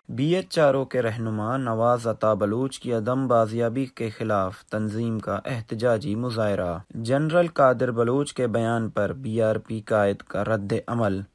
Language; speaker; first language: Urdu; non-native, local second language; Baluchi